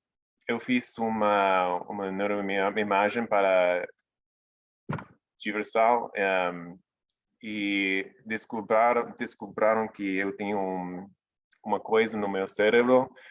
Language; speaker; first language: Portuguese; non-native, fluent; English